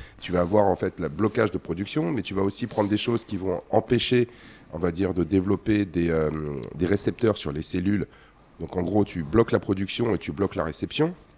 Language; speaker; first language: French; native; French